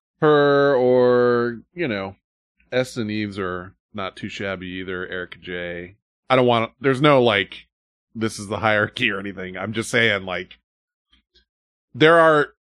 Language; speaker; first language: English; native; English